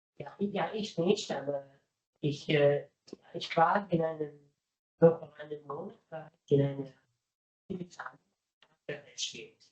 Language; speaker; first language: German; non-native, learner; Italian